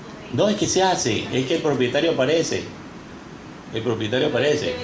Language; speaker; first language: Spanish; native; Spanish